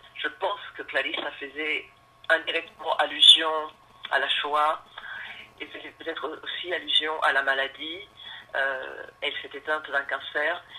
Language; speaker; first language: French; non-native, fluent; Spanish